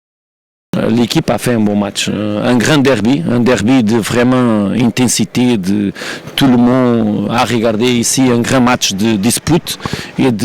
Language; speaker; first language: French; non-native, learner; Portuguese